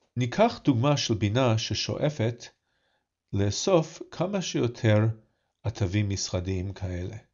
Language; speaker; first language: Hebrew; non-native, fluent; English